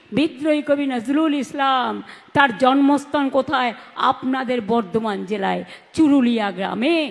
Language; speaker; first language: Bangla; native; Bangla